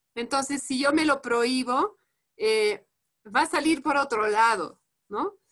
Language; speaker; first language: Spanish; non-native, fluent; French